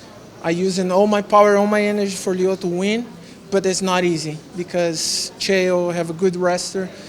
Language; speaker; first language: English; non-native, learner; Portuguese